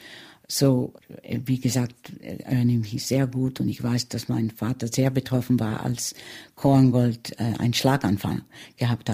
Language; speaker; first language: German; early bilingual, heritage; German